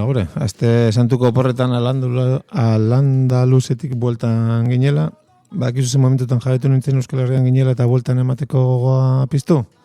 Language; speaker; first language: Basque; native; Basque